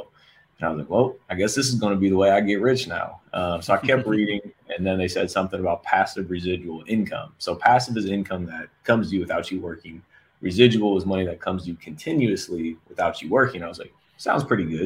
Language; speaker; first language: English; native; English